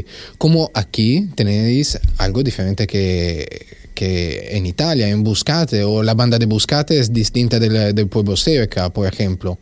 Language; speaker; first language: Spanish; non-native, fluent; Italian